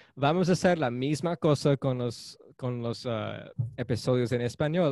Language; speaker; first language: Spanish; early bilingual, heritage; Spanish